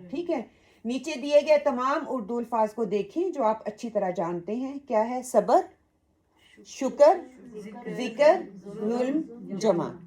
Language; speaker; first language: Urdu; native; Urdu